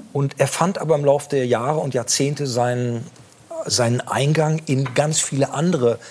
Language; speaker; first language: German; native; German